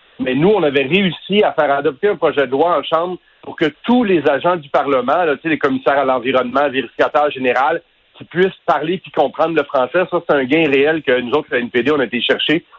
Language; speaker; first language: French; native; French